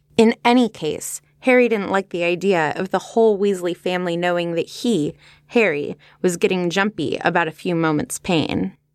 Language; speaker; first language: English; native; English